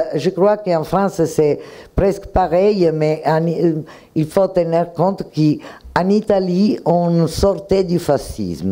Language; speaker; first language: French; non-native, fluent; Italian